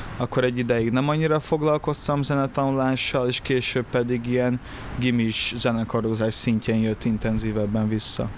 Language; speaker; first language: Hungarian; early bilingual, other home language; Portuguese